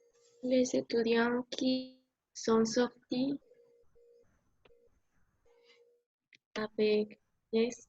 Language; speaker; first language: French; non-native, learner; Spanish